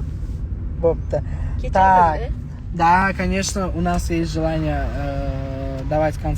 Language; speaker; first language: Russian; non-native, learner; Uzbek